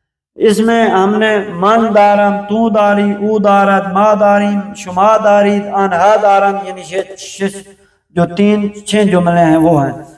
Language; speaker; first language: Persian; non-native, fluent; Urdu